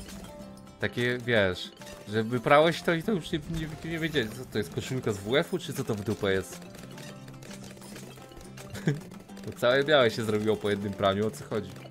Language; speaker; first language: Polish; native; Polish